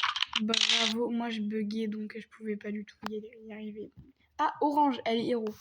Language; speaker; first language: French; native; French